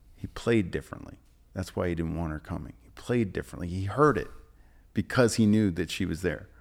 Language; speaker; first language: English; native; English